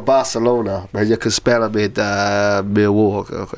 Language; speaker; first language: Swedish; non-native, learner; English